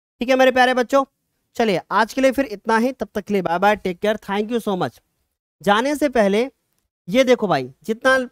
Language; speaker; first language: Hindi; native; Hindi